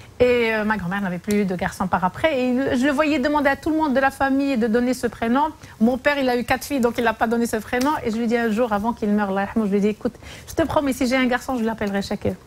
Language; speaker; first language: French; non-native, local second language; Arabic